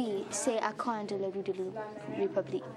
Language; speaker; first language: French; non-native, learner; English